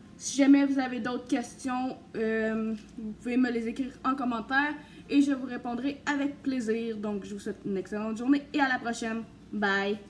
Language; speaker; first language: French; native; French